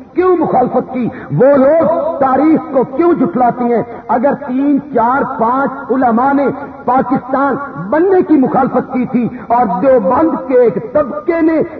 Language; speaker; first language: Urdu; non-native, local second language; Punjabi